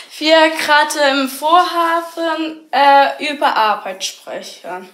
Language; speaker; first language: German; non-native, learner; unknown